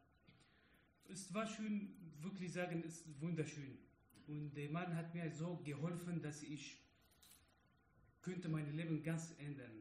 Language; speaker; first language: German; non-native, learner; Arabic